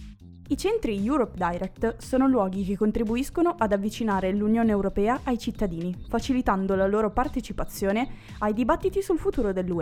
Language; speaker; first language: Italian; native; Italian